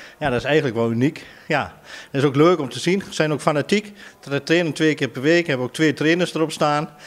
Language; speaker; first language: Dutch; native; Dutch